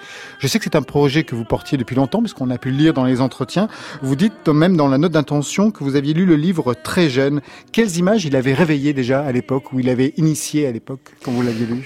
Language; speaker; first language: French; native; French